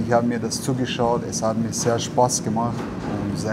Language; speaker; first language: German; non-native, learner; Chechen